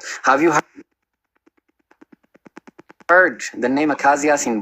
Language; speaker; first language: English; non-native, fluent; Amharic